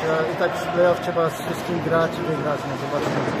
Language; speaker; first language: Polish; early bilingual, heritage; French